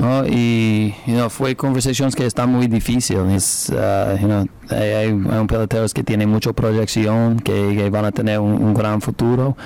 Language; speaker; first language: Spanish; non-native, learner; English